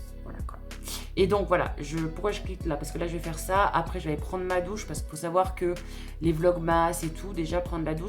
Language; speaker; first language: French; native; French